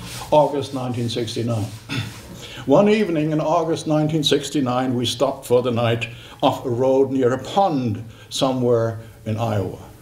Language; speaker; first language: English; non-native, fluent; German